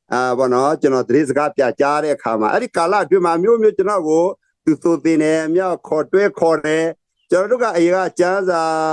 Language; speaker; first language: Burmese; non-native, local second language; S'gaw Karen